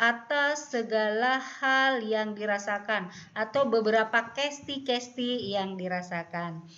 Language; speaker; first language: Indonesian; native; Indonesian